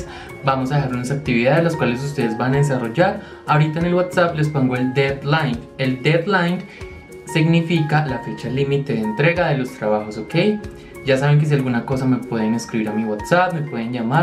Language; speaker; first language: Spanish; native; Spanish